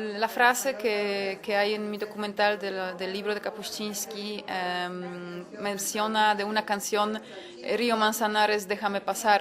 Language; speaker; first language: Spanish; non-native, fluent; Polish